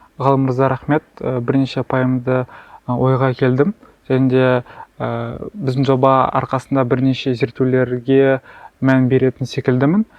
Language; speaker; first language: Kazakh; native; Kazakh